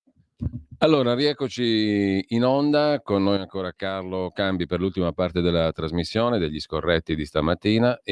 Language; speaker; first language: Italian; native; Italian